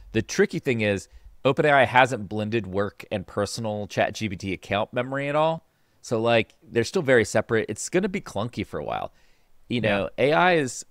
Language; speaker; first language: English; native; English